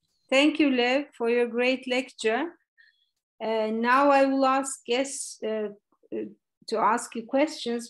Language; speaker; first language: English; non-native, fluent; Turkish